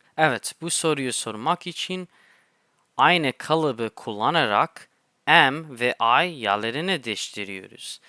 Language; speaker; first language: Turkish; non-native, fluent; English